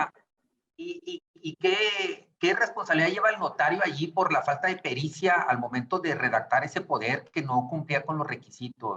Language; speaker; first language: Spanish; native; Spanish